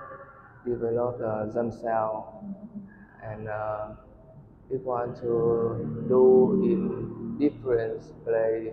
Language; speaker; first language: English; non-native, learner; Vietnamese